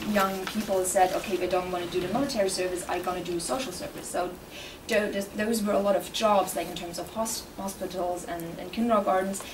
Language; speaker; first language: English; non-native, fluent; German